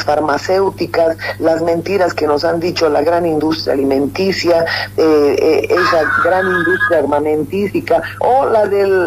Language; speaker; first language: Spanish; native; Spanish